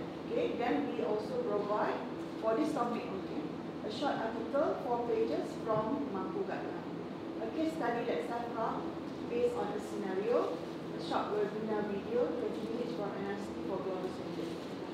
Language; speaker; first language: English; non-native, local second language; Malay